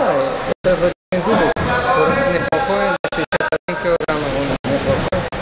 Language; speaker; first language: Russian; non-native, learner; Bulgarian